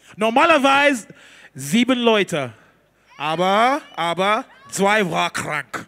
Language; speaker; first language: German; non-native, learner; English